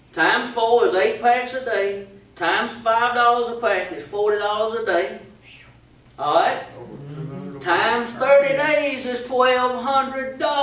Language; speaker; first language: English; native; English